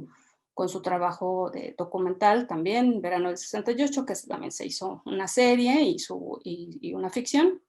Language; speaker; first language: Spanish; native; Spanish